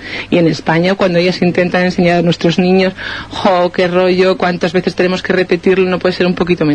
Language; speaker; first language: Spanish; native; Spanish